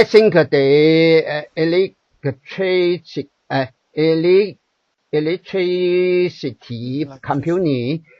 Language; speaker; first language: English; non-native, learner; Chinese